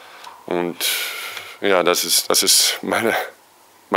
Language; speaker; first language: German; non-native, fluent; English